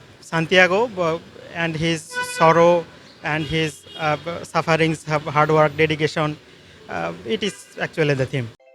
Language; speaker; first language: English; non-native, learner; Bangla